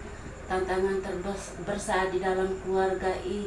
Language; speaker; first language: Indonesian; non-native, local second language; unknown